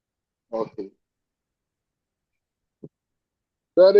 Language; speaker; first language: English; non-native, learner; Portuguese